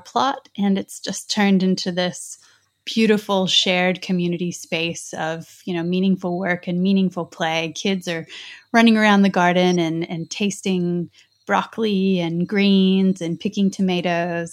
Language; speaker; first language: English; native; English